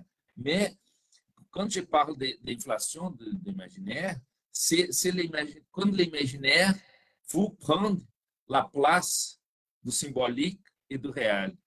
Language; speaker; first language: French; non-native, fluent; Portuguese